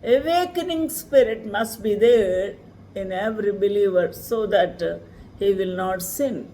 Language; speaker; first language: English; non-native, local second language; Telugu